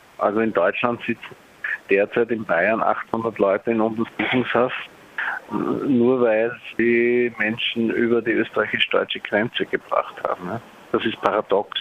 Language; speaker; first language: German; native; German